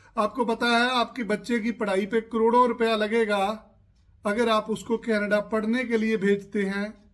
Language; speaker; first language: Hindi; non-native, local second language; Punjabi